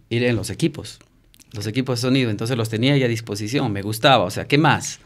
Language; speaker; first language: Spanish; native; Spanish